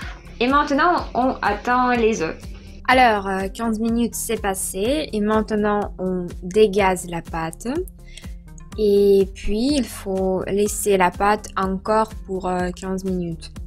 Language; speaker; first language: French; non-native, fluent; Russian